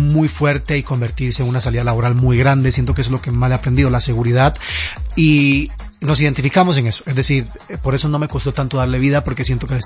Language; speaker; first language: Spanish; native; Spanish